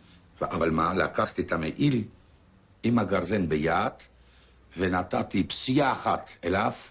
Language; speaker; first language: Hebrew; non-native, fluent; Polish